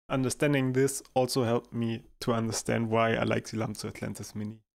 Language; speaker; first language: English; non-native, fluent; German